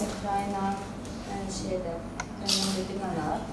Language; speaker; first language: Turkish; non-native, learner; Ukrainian